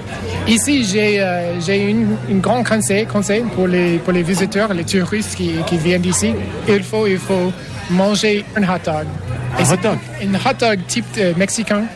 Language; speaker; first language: French; non-native, learner; English